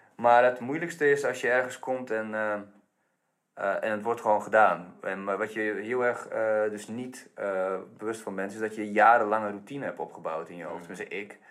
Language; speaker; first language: Dutch; native; Dutch